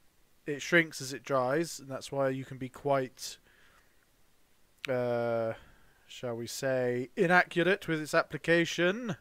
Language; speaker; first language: English; native; English